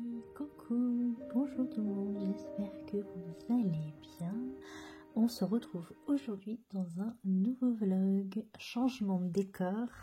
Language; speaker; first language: French; native; French